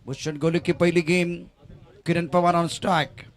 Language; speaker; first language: Hindi; non-native, local second language; Marathi